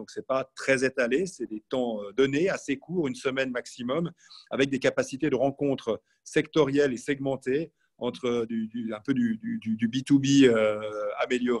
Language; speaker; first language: French; native; French